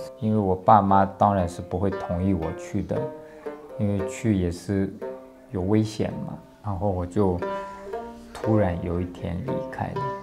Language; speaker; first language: Chinese; non-native, local second language; Tibetan